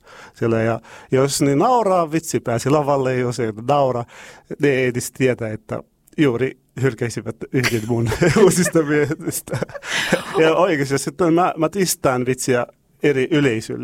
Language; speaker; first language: Finnish; non-native, learner; Arabic